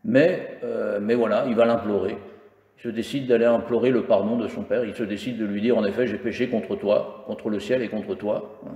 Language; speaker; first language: French; native; French